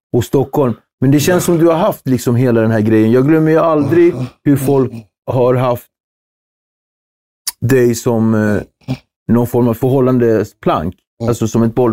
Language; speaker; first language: Swedish; native; Swedish